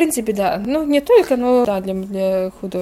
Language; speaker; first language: Russian; non-native, local second language; Latvian